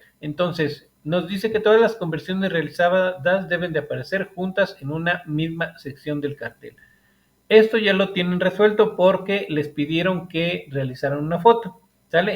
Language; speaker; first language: Spanish; native; Spanish